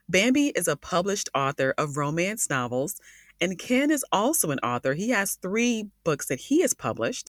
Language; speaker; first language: English; native; English